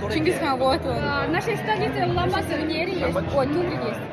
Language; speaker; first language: Russian; non-native, learner; Mongolian